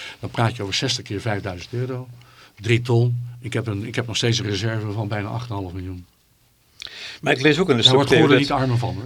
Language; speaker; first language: Dutch; native; Dutch